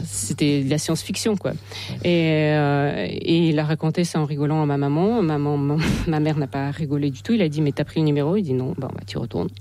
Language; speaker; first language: French; non-native, fluent; Russian